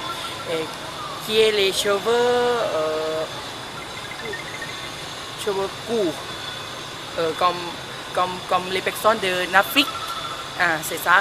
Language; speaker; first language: French; non-native, learner; Thai